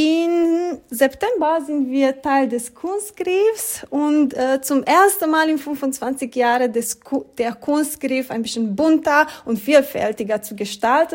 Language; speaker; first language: German; non-native, fluent; Romanian